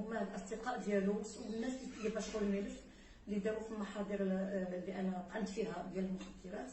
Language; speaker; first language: Arabic; native; Arabic